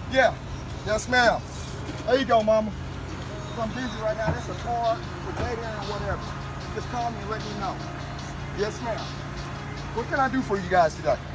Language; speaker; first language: English; native; English